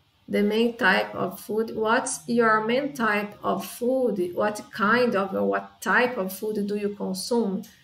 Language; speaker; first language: English; non-native, fluent; Portuguese